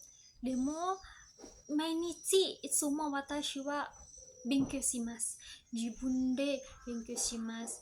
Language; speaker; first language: Japanese; non-native, learner; Indonesian